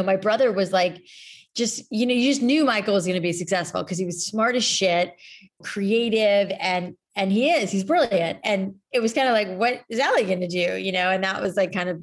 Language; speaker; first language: English; native; English